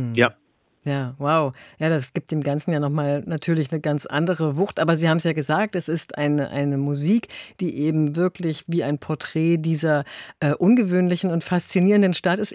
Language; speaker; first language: German; native; German